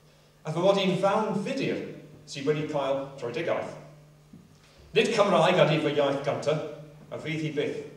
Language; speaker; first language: Welsh; non-native, fluent; English